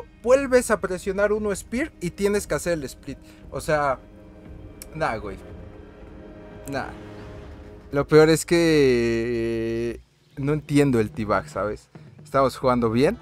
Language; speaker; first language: Spanish; native; Spanish